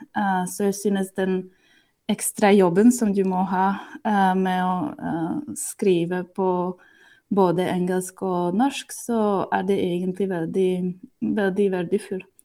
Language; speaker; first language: Norwegian; non-native, fluent; Slovak